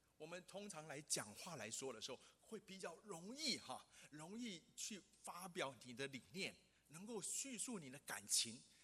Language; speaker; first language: Chinese; non-native, local second language; Hakka Chinese